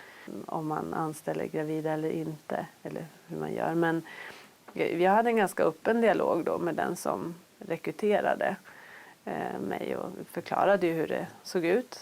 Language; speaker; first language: Swedish; native; Swedish